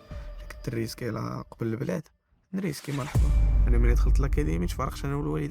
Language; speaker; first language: Arabic; native; Arabic